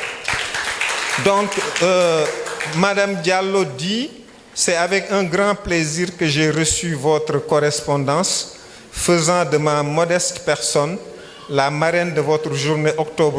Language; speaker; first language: French; non-native, local second language; Wolof